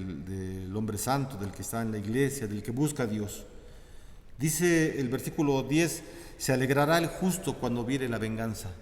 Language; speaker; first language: Spanish; native; Spanish